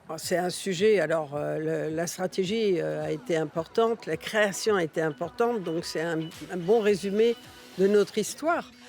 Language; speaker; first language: French; early bilingual, other home language; Catalan